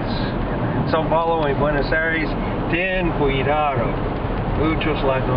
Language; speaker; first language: Spanish; non-native, learner; Portuguese